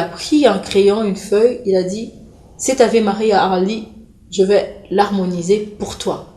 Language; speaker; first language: French; non-native, local second language; Lingala